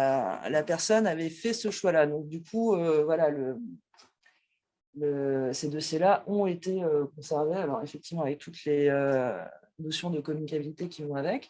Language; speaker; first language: French; native; French